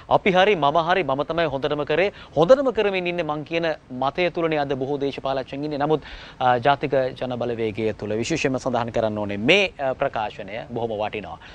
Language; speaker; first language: Sinhala; native; Sinhala